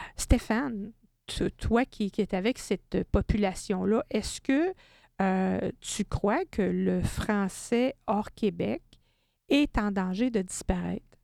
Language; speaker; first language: French; native; French